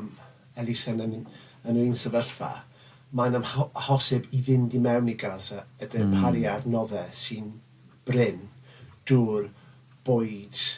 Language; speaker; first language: Welsh; non-native, local second language; English